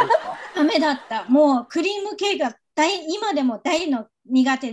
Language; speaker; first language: Japanese; non-native, fluent; Chinese